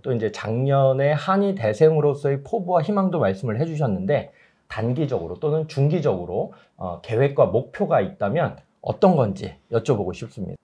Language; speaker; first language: Korean; native; Korean